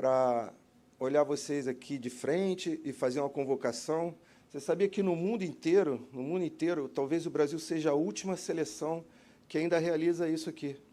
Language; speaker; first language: Portuguese; native; Portuguese